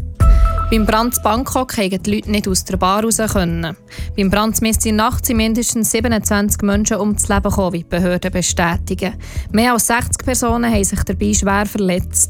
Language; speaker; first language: German; native; German